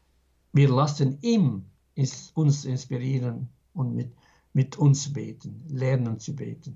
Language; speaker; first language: German; non-native, fluent; Arabic